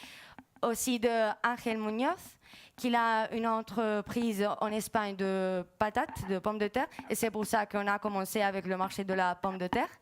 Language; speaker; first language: French; non-native, fluent; Spanish